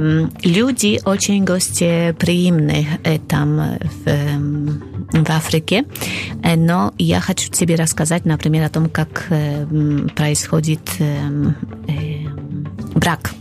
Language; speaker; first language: Russian; non-native, fluent; Polish